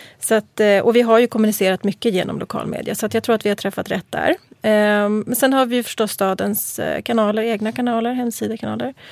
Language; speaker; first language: Swedish; native; Swedish